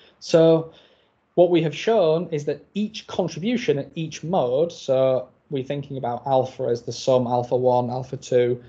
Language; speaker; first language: English; native; English